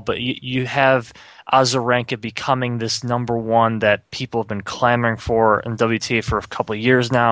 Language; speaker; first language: English; native; English